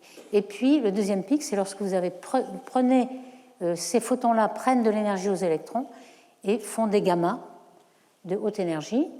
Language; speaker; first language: French; native; French